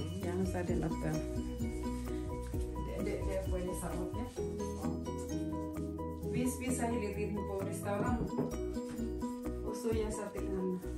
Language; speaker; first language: Swedish; non-native, learner; Filipino